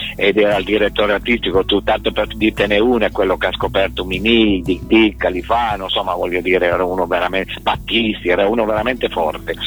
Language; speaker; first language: Italian; native; Italian